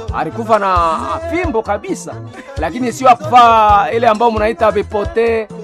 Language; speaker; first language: Swahili; non-native, local second language; Nande